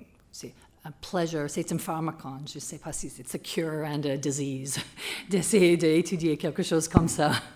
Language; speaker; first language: French; non-native, learner; English